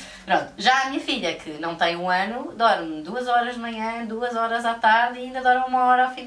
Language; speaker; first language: Portuguese; native; Portuguese